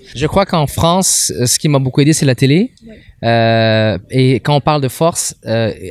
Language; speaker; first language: French; native; French